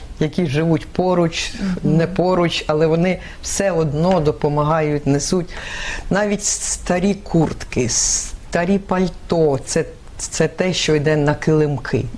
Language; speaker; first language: Ukrainian; native; Ukrainian